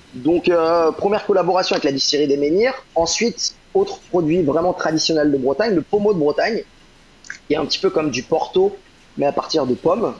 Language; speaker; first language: French; native; French